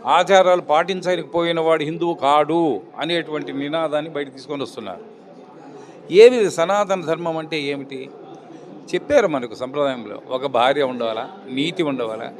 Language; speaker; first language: Telugu; native; Telugu